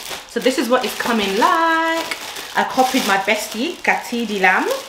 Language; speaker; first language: English; early bilingual, other home language; Lingala